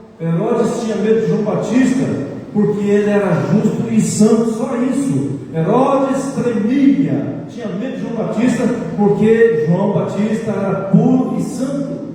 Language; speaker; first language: Portuguese; native; Portuguese